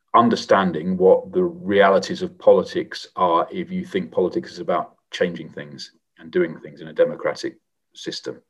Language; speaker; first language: English; native; English